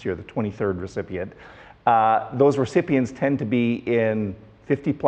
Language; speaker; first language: English; native; English